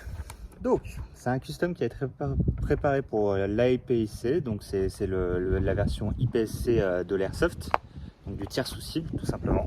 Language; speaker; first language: French; native; French